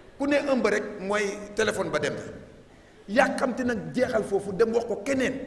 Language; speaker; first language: Wolof; non-native, local second language; Jola-Fonyi